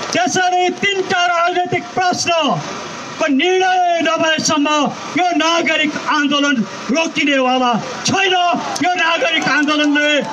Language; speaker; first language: Nepali; native; Nepali